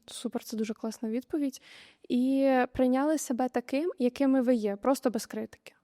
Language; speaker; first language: Ukrainian; native; Ukrainian